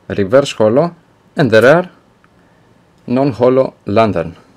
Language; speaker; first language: English; non-native, learner; Greek